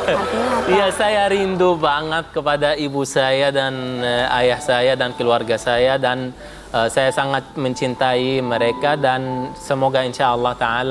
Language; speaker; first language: Indonesian; non-native, fluent; Arabic